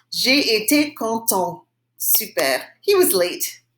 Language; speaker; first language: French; non-native, fluent; English